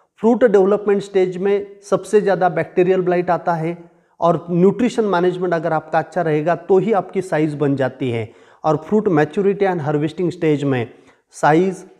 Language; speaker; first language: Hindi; non-native, local second language; Marathi